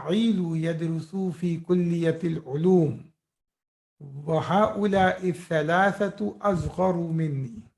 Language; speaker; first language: Arabic; non-native, fluent; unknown